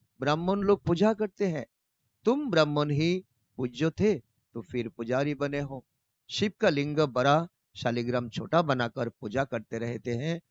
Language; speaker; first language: Hindi; non-native, local second language; Bangla